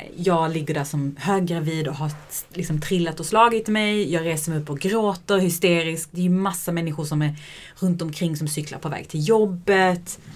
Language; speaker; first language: Swedish; native; Swedish